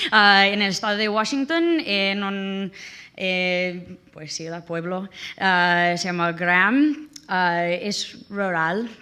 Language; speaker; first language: Spanish; non-native, learner; English